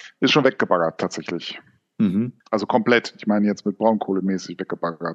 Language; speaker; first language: German; native; German